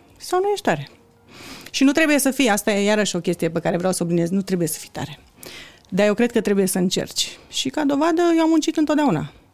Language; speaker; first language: Romanian; native; Romanian